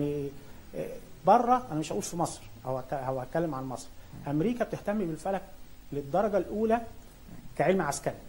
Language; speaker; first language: Arabic; native; Arabic